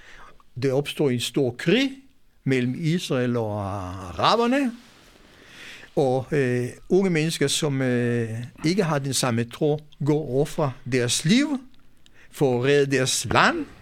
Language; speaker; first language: Danish; non-native, fluent; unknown